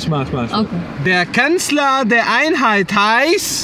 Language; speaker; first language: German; non-native, fluent; Arabic